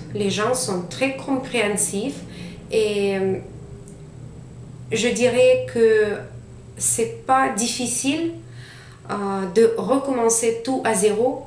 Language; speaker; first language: French; non-native, fluent; Romanian